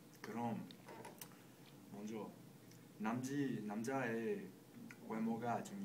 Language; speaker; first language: Korean; non-native, learner; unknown